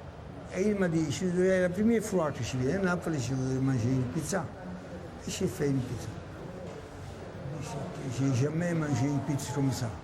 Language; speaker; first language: French; non-native, learner; Italian